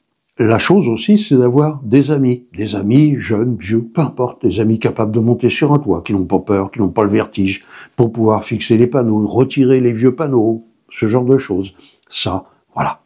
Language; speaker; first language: French; native; French